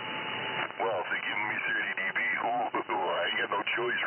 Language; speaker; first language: English; native; English